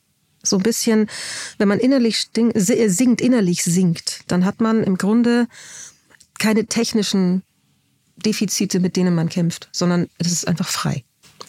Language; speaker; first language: German; native; German